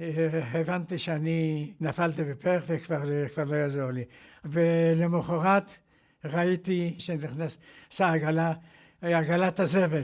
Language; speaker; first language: Hebrew; non-native, fluent; Yiddish